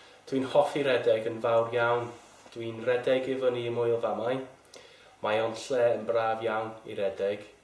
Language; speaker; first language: Welsh; non-native, local second language; English